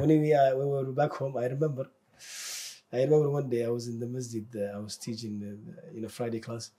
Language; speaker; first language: English; non-native, fluent; Somali